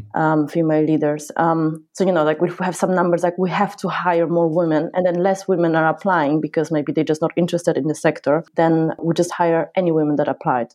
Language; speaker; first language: English; non-native, fluent; Polish